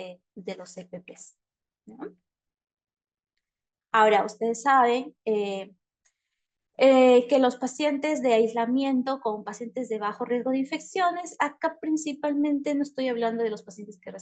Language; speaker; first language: Spanish; native; Spanish